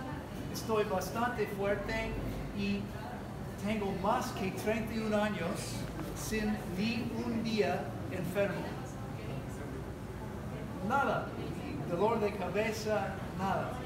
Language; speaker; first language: Spanish; non-native, learner; English